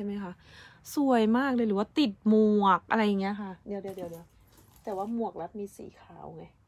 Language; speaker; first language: Thai; native; Thai